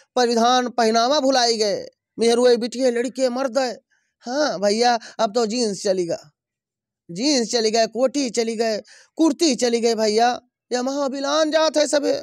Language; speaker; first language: Hindi; native; Hindi